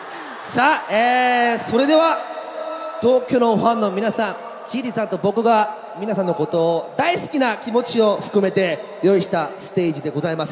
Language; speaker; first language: Japanese; native; Japanese